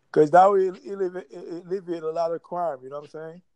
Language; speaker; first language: English; native; English